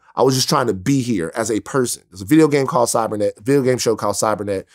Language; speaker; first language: English; native; English